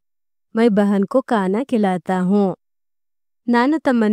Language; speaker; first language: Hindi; non-native, local second language; Kannada